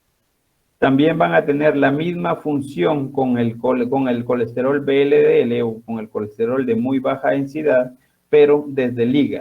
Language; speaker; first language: Spanish; native; Spanish